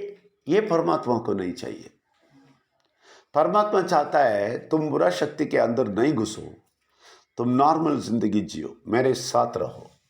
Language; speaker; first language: Hindi; non-native, local second language; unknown